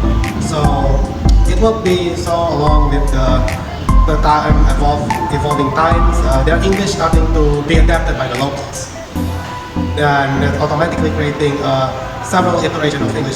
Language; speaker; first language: English; non-native, fluent; Indonesian